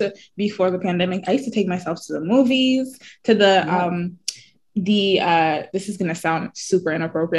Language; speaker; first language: English; native; English